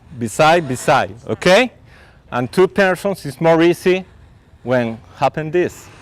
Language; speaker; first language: English; non-native, learner; Spanish